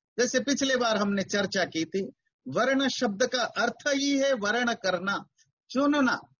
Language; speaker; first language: Hindi; native; Hindi